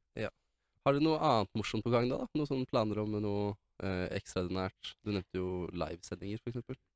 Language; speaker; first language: Norwegian; native; Norwegian